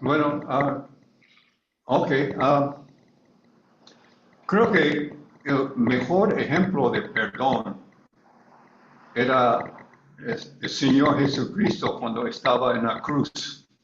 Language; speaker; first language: Spanish; non-native, learner; English